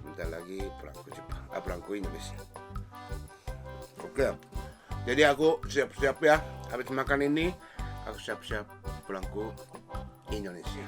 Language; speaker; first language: Indonesian; non-native, fluent; Japanese